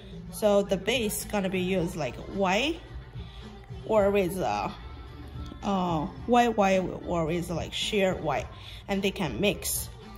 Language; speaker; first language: English; non-native, learner; Chinese